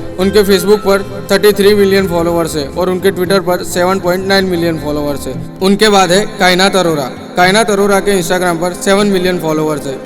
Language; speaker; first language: Hindi; native; Hindi